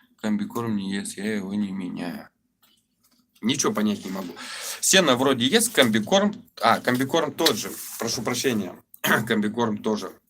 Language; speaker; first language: Russian; native; Russian